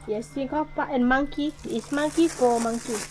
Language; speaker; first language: English; non-native, learner; Thai